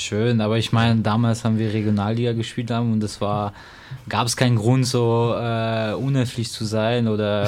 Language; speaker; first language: German; non-native, fluent; French